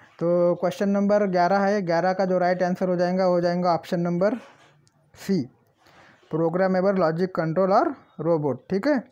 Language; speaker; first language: Hindi; non-native, local second language; Marathi